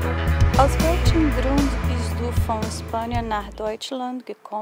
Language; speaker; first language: German; non-native, fluent; Portuguese